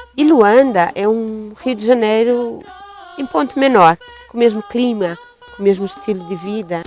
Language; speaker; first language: Portuguese; native; Portuguese